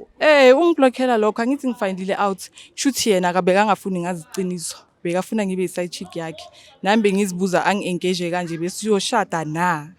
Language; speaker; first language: Zulu; native; Zulu